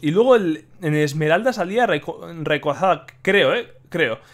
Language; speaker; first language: Spanish; native; Spanish